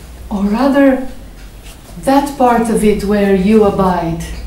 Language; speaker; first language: English; non-native, fluent; Bulgarian